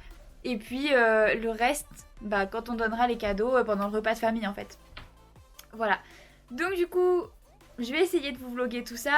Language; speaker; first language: French; native; French